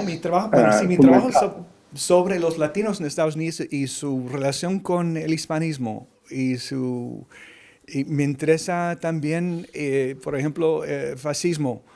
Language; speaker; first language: Spanish; early bilingual, heritage; English